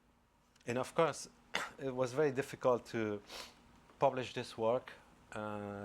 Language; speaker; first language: English; non-native, fluent; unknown